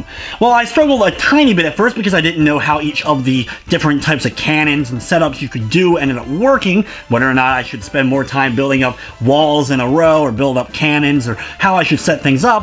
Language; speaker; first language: English; native; English